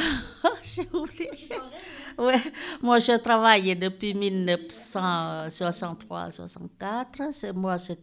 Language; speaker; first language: French; non-native, learner; Lao